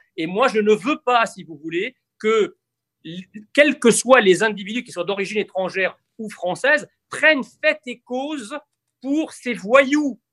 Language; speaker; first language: French; early bilingual, other home language; Arabic